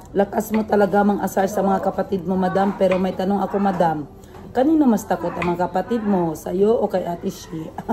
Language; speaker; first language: Filipino; non-native, local second language; Cebuano